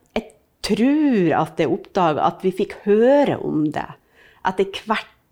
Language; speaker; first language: Norwegian; native; Norwegian